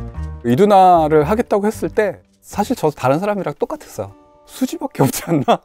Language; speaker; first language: Korean; native; Korean